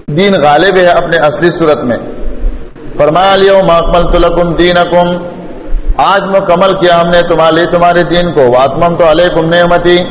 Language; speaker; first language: Urdu; non-native, local second language; Pashto